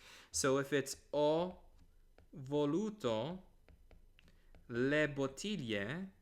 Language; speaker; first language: Italian; non-native, fluent; English